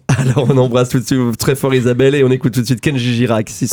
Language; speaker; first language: French; native; French